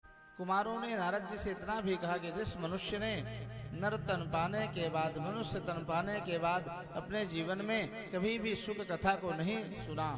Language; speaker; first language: Hindi; native; Hindi